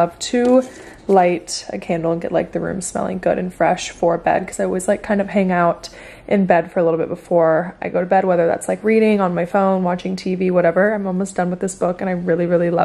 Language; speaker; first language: English; native; English